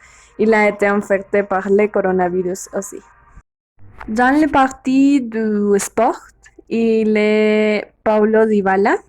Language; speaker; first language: French; non-native, learner; Spanish